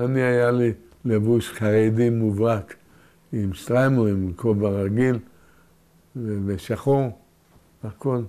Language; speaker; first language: Hebrew; early bilingual, other home language; Yiddish